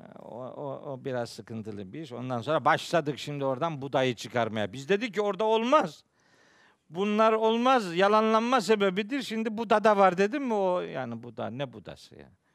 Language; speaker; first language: Turkish; native; Turkish